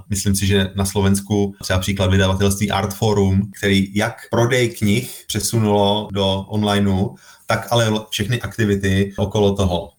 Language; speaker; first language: Czech; native; Czech